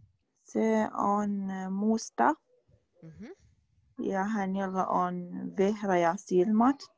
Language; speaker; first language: Finnish; non-native, learner; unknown